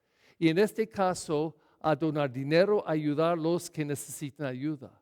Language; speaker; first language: Spanish; non-native, fluent; English